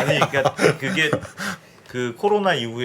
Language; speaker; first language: Korean; native; Korean